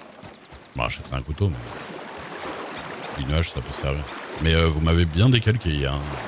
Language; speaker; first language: French; native; French